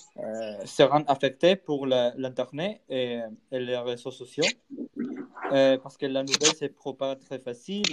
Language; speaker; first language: French; non-native, learner; Spanish